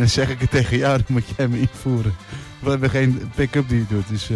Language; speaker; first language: Dutch; native; Dutch